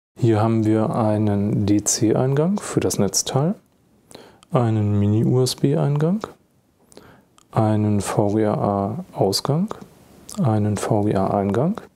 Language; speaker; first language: German; native; German